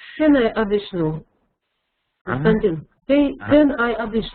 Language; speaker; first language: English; non-native, learner; Russian